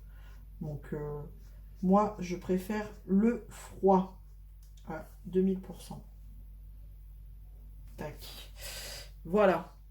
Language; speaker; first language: French; native; French